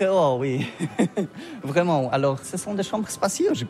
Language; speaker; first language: French; non-native, learner; Polish